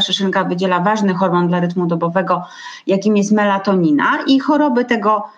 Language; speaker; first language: Polish; native; Polish